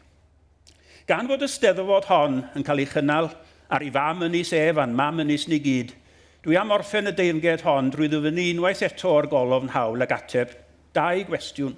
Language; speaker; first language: Welsh; native; Welsh